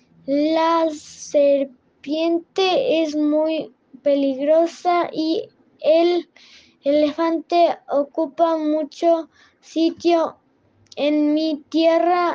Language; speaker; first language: Spanish; non-native, learner; French